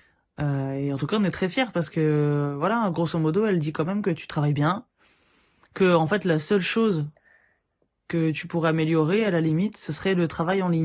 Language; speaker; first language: French; native; French